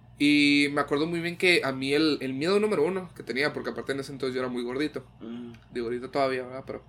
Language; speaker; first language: Spanish; native; Spanish